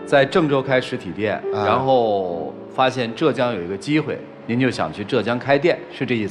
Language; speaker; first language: Chinese; native; Chinese